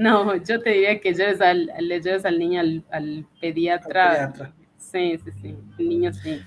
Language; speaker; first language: Spanish; native; Spanish